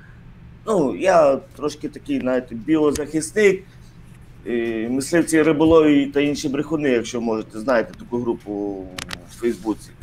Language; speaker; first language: Ukrainian; native; Ukrainian